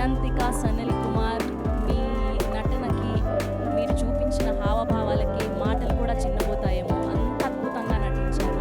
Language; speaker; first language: Telugu; native; Telugu